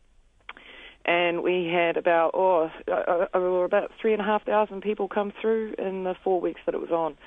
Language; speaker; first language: English; native; English